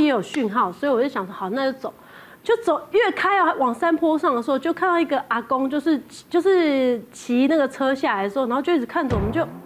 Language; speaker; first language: Chinese; native; Chinese